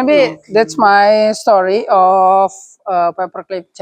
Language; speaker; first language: English; non-native, learner; Indonesian